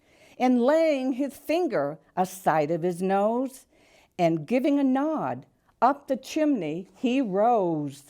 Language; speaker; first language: English; native; English